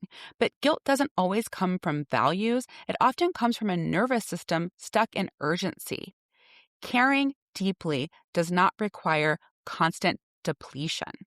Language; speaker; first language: English; native; English